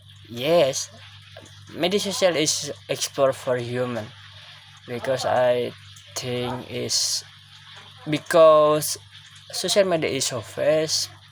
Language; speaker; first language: English; non-native, learner; Indonesian